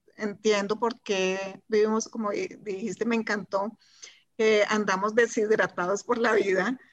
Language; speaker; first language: Spanish; native; Spanish